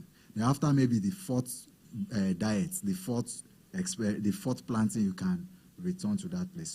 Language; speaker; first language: English; non-native, local second language; Yoruba